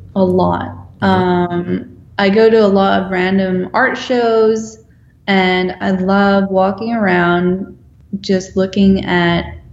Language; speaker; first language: English; non-native, fluent; Dutch